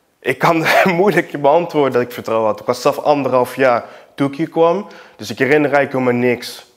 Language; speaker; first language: Dutch; early bilingual, other home language; Portuguese